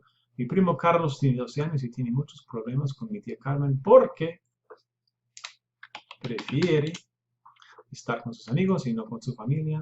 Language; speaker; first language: Spanish; non-native, fluent; English